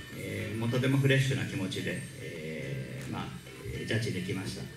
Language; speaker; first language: Japanese; native; Japanese